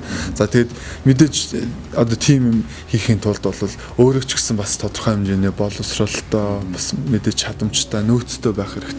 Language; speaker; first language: Mongolian; native; Mongolian